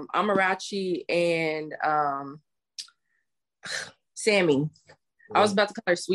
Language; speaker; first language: English; native; English